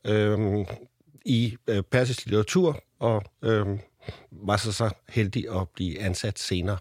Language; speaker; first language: Danish; native; Danish